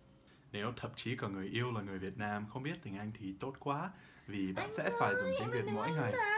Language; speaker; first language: Vietnamese; non-native, learner; English